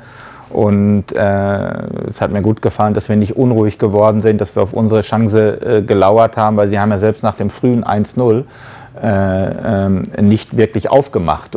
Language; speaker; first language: German; native; German